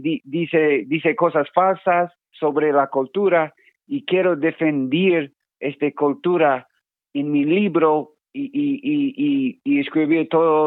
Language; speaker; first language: Spanish; non-native, learner; English